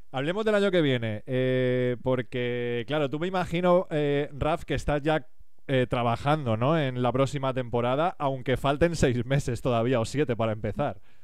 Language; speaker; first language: Spanish; native; Spanish